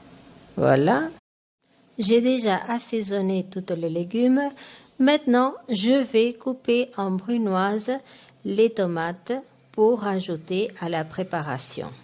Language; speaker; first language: French; non-native, fluent; Spanish